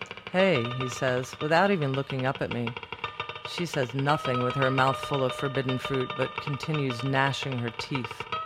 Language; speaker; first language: English; native; English